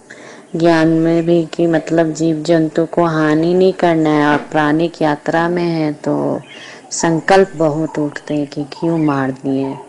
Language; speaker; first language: Hindi; native; Hindi